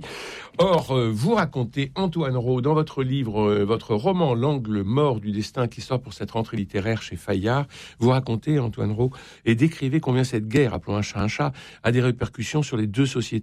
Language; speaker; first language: French; native; French